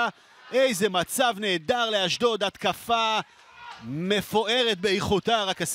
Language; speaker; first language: Hebrew; native; Hebrew